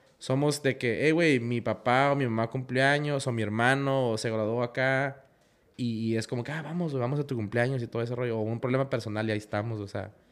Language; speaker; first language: Spanish; native; Spanish